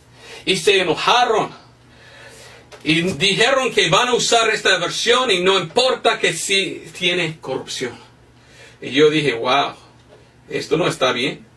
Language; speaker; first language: Spanish; non-native, fluent; English